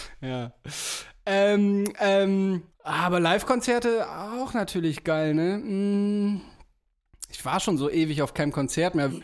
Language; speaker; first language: German; native; German